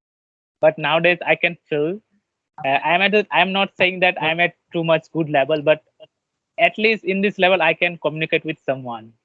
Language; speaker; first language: English; non-native, learner; Bangla